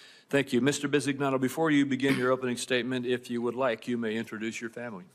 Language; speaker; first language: English; native; English